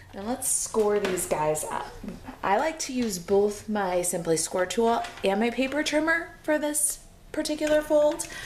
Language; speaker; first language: English; native; English